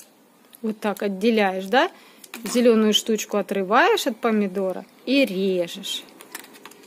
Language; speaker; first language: Russian; native; Russian